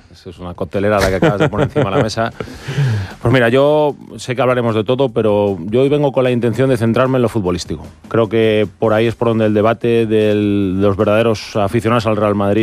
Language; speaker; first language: Spanish; native; Spanish